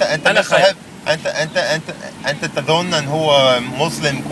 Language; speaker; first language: Arabic; non-native, learner; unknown